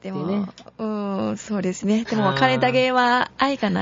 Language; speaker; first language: Japanese; native; Japanese